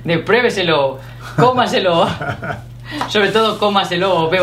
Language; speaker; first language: Spanish; native; Spanish